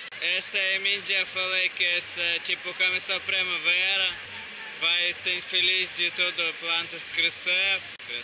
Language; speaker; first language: Portuguese; non-native, learner; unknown